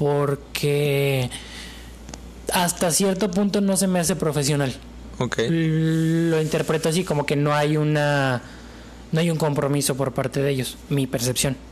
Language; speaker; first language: Spanish; native; Spanish